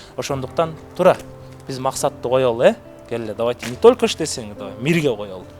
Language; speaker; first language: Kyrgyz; native; Kyrgyz